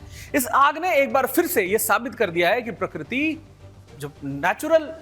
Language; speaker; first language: Hindi; native; Hindi